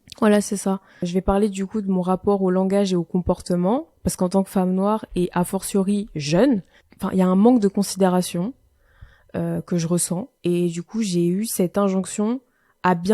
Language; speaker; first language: French; native; French